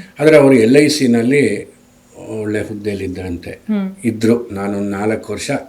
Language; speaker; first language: Kannada; non-native, local second language; Telugu